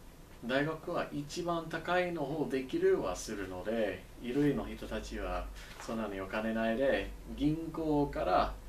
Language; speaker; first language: Japanese; non-native, learner; English